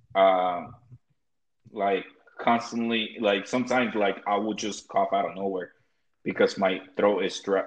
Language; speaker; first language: English; early bilingual, other home language; Spanish